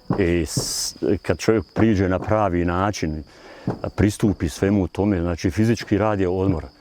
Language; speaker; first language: Bosnian; native; Bosnian